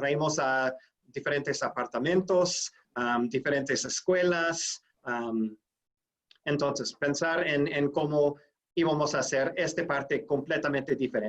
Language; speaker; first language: Spanish; non-native, fluent; English